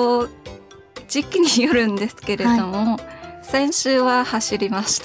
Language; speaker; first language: Japanese; non-native, fluent; Chinese